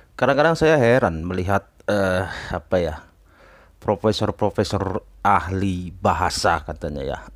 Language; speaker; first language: Indonesian; native; Indonesian